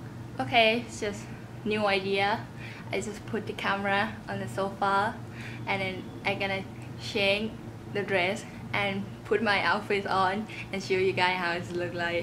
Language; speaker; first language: English; non-native, learner; Thai